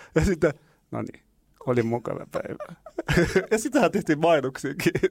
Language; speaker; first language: Finnish; non-native, fluent; Arabic